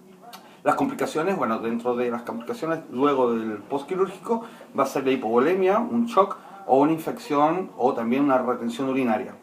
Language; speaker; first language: Spanish; native; Spanish